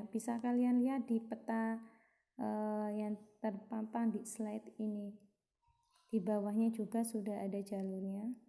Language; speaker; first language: Indonesian; native; Indonesian